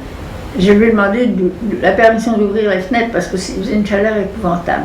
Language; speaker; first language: French; native; French